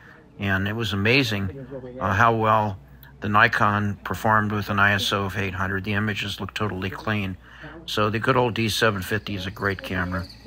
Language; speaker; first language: English; native; English